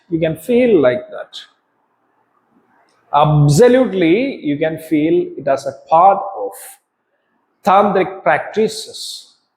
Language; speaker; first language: English; non-native, local second language; Malayalam